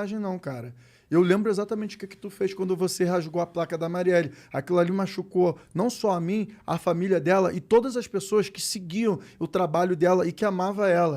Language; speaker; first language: Portuguese; native; Portuguese